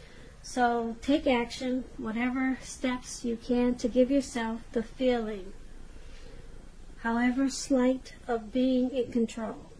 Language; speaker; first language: English; native; English